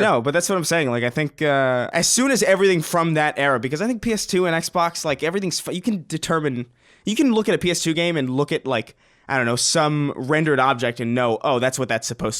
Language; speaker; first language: English; native; English